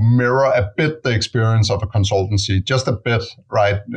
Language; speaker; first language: English; non-native, fluent; Danish